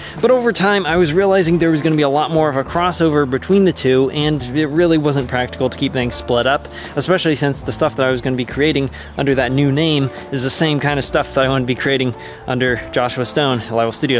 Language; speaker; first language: English; native; English